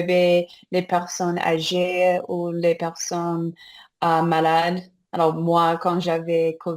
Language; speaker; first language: French; non-native, learner; English